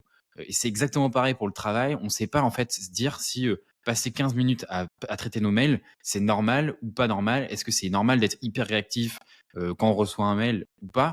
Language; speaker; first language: French; native; French